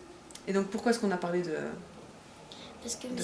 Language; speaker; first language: French; native; French